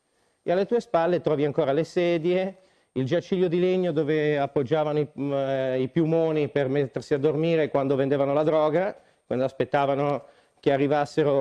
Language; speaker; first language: Italian; native; Italian